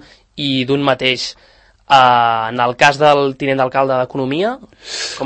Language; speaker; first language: Catalan; native; Catalan